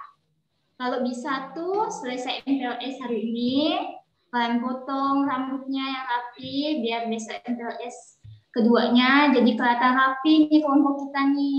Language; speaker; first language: Indonesian; native; Indonesian